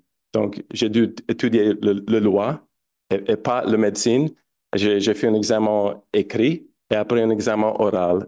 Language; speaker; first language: French; non-native, fluent; English